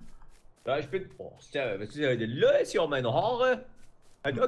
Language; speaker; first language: German; native; German